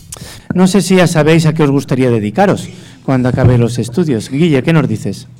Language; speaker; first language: Spanish; native; Spanish